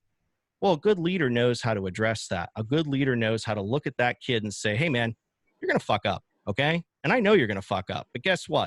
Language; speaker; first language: English; native; English